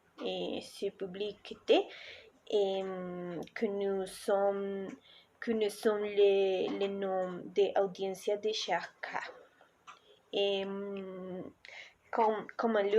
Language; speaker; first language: French; non-native, learner; Spanish